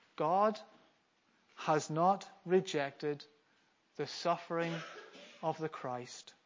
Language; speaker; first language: English; native; English